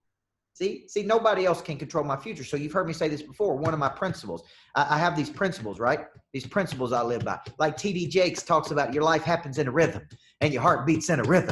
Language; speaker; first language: English; native; English